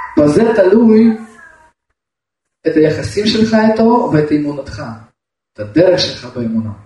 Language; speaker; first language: Hebrew; non-native, fluent; Russian